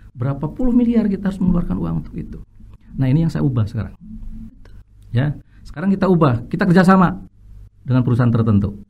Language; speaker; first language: Indonesian; native; Indonesian